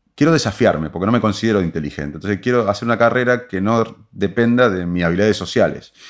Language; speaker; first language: Spanish; native; Spanish